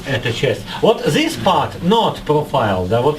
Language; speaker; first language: English; non-native, learner; Russian